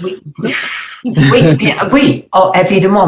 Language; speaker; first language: French; non-native, learner; English